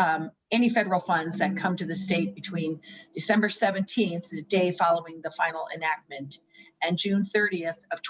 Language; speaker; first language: English; native; English